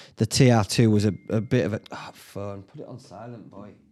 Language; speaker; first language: English; native; English